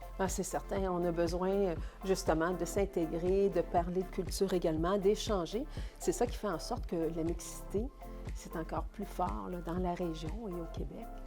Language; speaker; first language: French; native; French